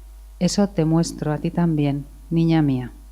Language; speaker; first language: Spanish; native; Spanish